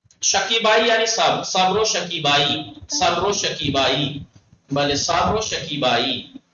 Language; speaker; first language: Persian; non-native, fluent; Urdu